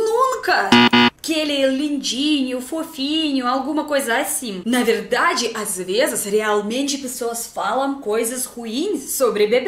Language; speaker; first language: Portuguese; non-native, fluent; Russian